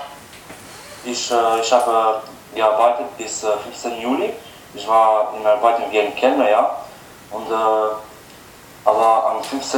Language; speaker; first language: German; non-native, learner; Albanian